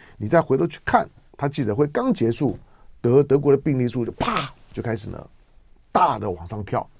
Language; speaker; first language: Chinese; native; Chinese